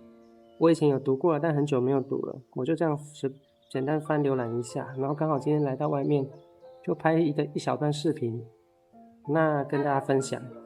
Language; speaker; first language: Chinese; native; Chinese